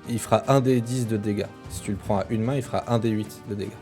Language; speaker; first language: French; native; French